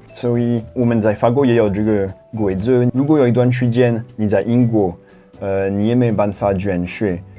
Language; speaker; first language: Chinese; non-native, fluent; French